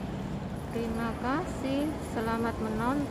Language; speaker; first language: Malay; non-native, local second language; Javanese